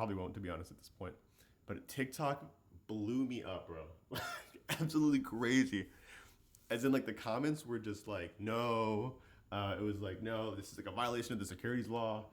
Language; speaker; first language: English; native; English